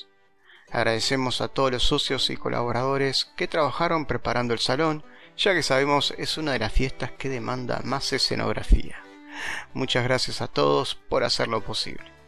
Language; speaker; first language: Spanish; native; Spanish